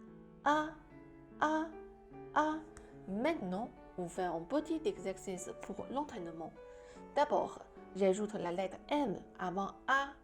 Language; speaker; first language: French; non-native, fluent; Chinese